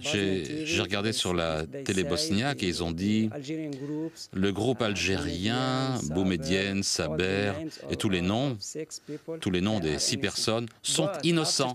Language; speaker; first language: French; non-native, local second language; Arabic